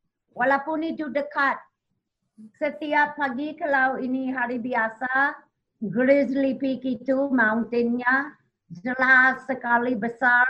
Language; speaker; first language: Indonesian; non-native, learner; English